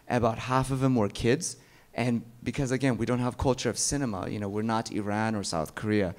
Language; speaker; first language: English; early bilingual, other home language; Amharic